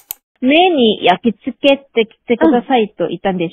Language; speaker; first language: Japanese; non-native, learner; Korean